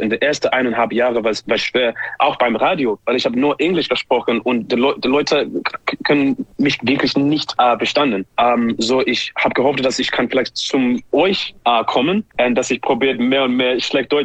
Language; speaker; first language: German; non-native, learner; English